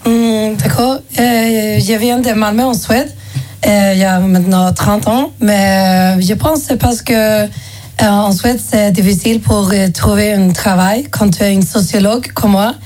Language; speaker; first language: French; non-native, learner; Swedish